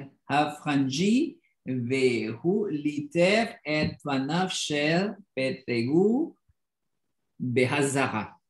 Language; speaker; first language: Hebrew; non-native, learner; Indonesian